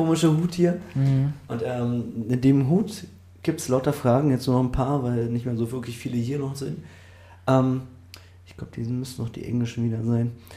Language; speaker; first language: German; native; German